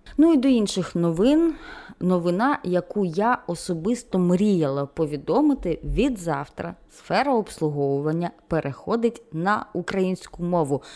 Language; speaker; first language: Ukrainian; non-native, local second language; Russian